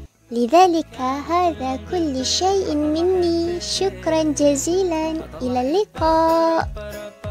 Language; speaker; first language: Arabic; non-native, learner; Malay